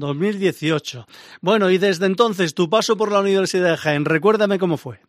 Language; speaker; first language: Spanish; native; Spanish